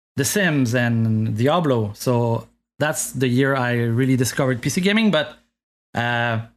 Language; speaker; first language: English; non-native, fluent; French